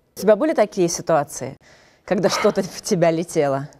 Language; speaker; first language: Russian; native; Russian